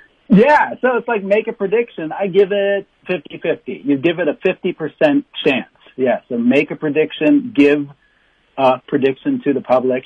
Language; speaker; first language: English; native; English